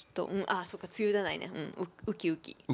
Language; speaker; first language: Japanese; native; Japanese